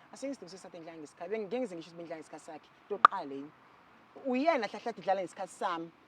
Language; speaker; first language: Zulu; non-native, local second language; Xhosa